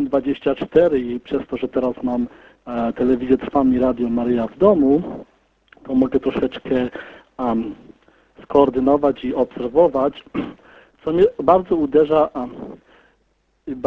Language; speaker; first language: Polish; early bilingual, heritage; Polish